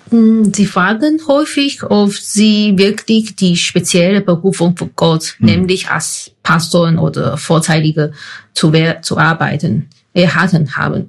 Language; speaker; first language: German; non-native, fluent; Chinese